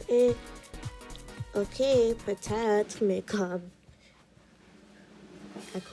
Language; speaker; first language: French; non-native, learner; English